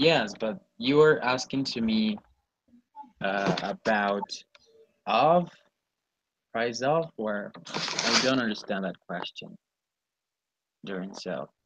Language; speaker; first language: English; non-native, learner; Spanish